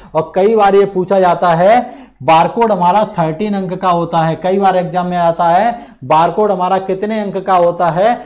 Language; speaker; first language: Hindi; native; Hindi